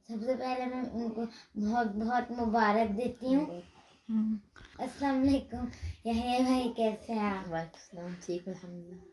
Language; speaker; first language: Hindi; early bilingual, heritage; Hindi